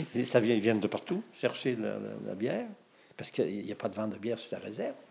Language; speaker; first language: French; native; French